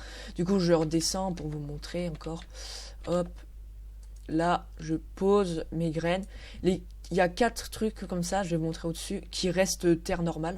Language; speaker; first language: French; native; French